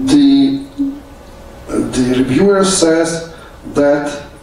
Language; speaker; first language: English; non-native, fluent; Polish